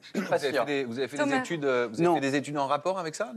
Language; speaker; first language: French; native; French